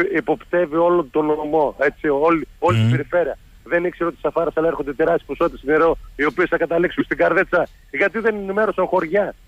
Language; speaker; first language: Greek; native; Greek